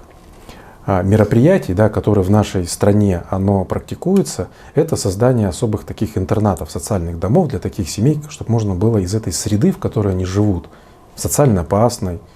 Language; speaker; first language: Russian; native; Russian